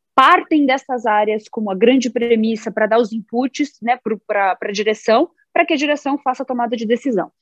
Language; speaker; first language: Portuguese; native; Portuguese